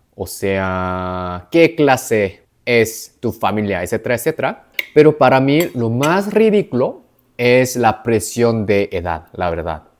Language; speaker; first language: Spanish; non-native, fluent; Korean